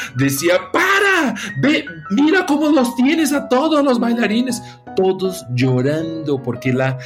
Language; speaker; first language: Spanish; non-native, fluent; Portuguese